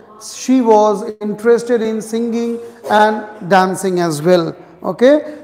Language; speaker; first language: English; non-native, local second language; Hindi